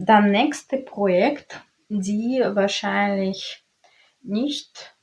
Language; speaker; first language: German; non-native, learner; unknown